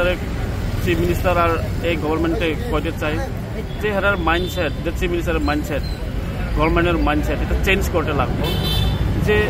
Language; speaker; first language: Bangla; non-native, local second language; Kok Borok